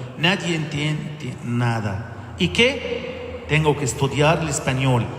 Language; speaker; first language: Spanish; non-native, learner; Arabic